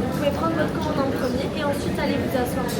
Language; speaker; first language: French; native; French